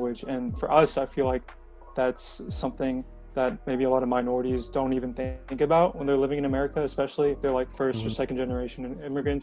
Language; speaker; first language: English; early bilingual, other home language; Korean